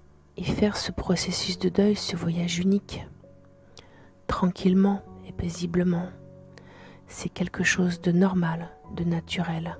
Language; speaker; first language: French; native; French